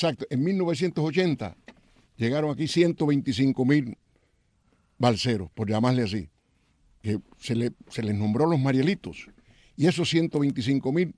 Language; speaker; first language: Spanish; native; Spanish